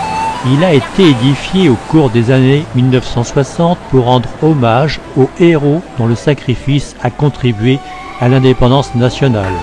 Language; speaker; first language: French; native; French